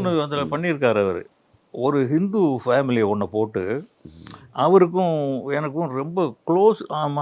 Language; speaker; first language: Tamil; native; Tamil